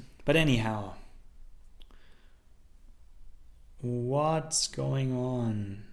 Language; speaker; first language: English; non-native, fluent; German